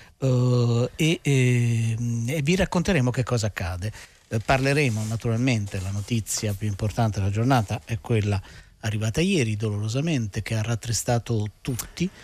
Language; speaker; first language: Italian; native; Italian